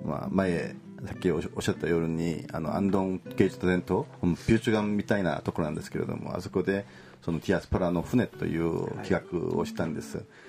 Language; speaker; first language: Japanese; non-native, fluent; Korean